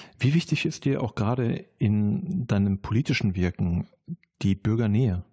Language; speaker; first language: German; native; German